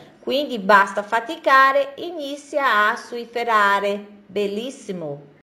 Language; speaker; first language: Italian; non-native, fluent; Portuguese